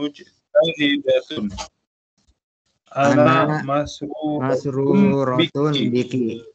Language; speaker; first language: Arabic; non-native, learner; Indonesian